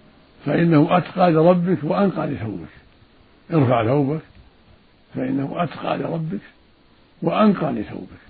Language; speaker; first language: Arabic; native; Arabic